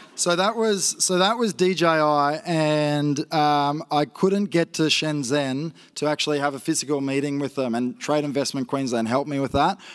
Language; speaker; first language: English; native; English